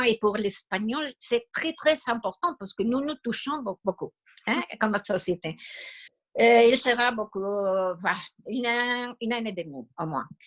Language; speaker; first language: French; non-native, fluent; Spanish